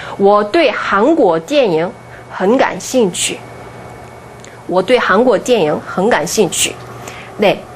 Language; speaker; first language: Chinese; non-native, fluent; Korean